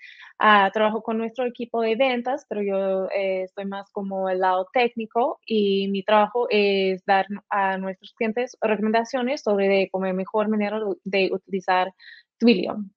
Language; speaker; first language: Spanish; early bilingual, heritage; Spanish